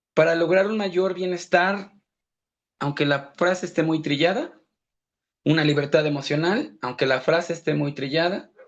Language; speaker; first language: Spanish; native; Spanish